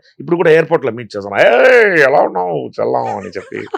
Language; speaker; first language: Telugu; non-native, fluent; Tamil